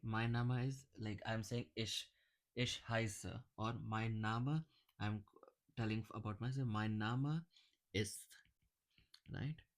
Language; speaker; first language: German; non-native, learner; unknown